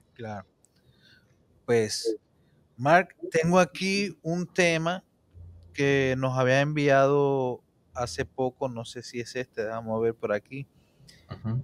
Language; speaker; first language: Spanish; native; Spanish